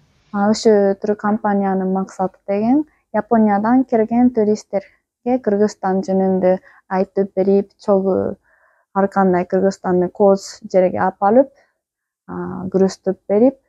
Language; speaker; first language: Kyrgyz; non-native, fluent; Japanese